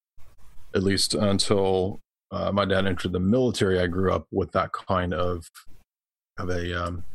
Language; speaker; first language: English; native; English